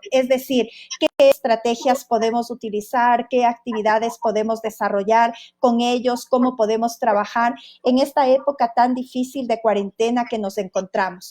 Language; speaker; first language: Spanish; native; Spanish